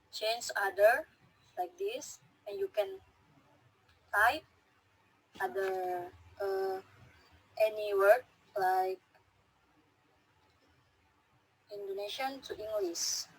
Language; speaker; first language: English; non-native, learner; Indonesian